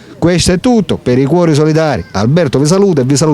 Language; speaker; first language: Italian; native; Italian